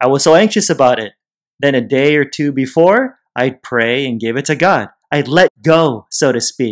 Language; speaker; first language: English; native; English